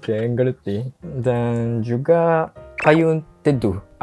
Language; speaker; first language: Indonesian; non-native, learner; Japanese